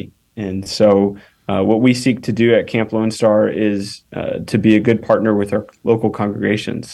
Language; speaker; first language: English; native; English